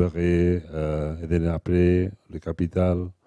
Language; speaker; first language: French; non-native, fluent; Catalan